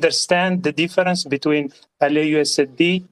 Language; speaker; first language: English; non-native, learner; Italian